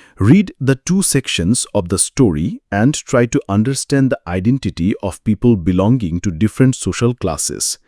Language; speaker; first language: English; non-native, local second language; Bangla